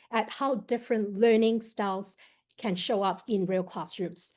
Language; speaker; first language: English; non-native, local second language; Chinese